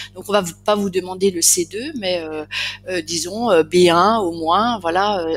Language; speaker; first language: French; native; French